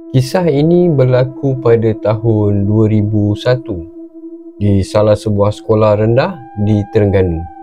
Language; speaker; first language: Malay; native; Malay